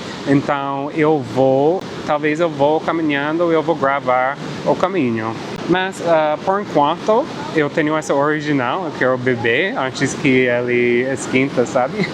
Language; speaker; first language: Portuguese; non-native, fluent; English